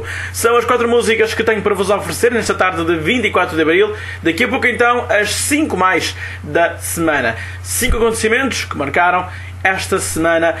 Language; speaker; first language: Portuguese; native; Portuguese